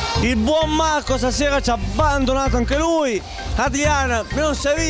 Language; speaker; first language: Italian; native; Italian